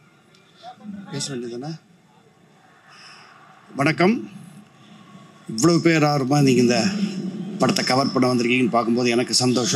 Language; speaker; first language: Tamil; native; Tamil